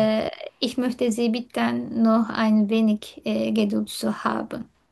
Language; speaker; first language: German; non-native, learner; Turkish